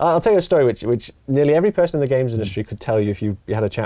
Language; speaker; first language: English; native; English